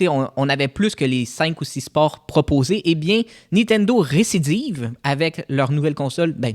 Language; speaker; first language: French; native; French